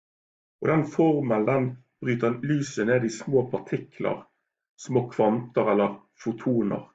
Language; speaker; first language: Norwegian; native; Norwegian